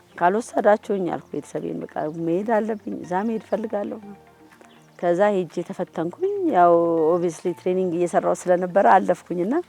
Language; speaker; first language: Amharic; native; Amharic